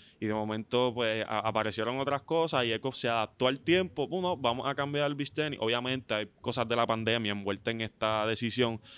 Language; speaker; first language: Spanish; native; Spanish